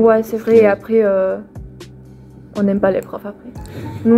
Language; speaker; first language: French; non-native, fluent; Swedish